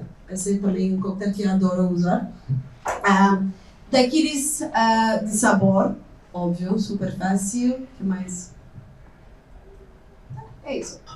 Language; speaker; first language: Portuguese; non-native, fluent; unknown